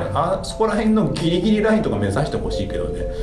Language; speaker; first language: Japanese; native; Japanese